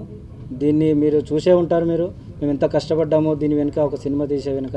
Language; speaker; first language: Telugu; native; Telugu